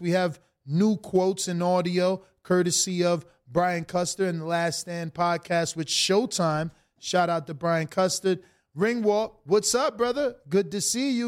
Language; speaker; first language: English; native; English